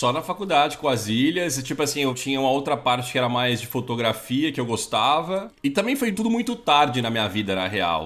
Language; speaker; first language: Portuguese; native; Portuguese